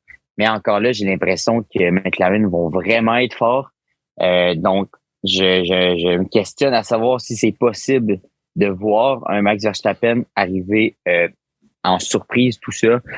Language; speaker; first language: French; native; French